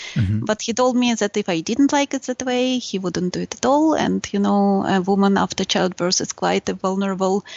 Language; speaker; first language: English; non-native, fluent; Russian